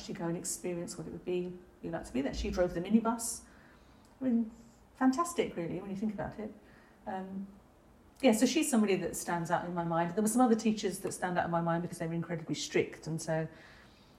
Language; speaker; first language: English; native; English